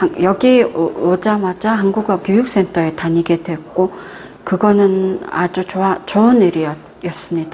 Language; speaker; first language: Korean; non-native, fluent; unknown